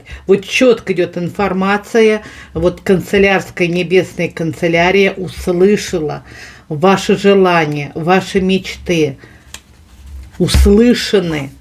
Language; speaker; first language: Russian; native; Russian